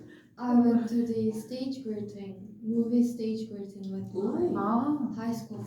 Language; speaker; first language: English; non-native, learner; Korean